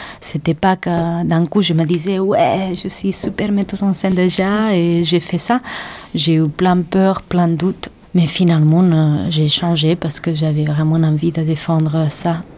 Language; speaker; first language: French; non-native, fluent; Catalan